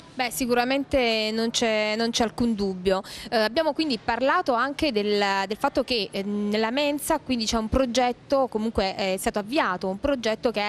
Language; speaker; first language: Italian; native; Italian